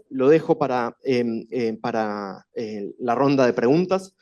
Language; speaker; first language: Spanish; native; Spanish